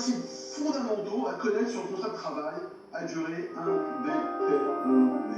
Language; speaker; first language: French; native; French